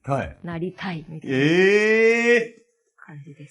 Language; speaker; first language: Japanese; native; Japanese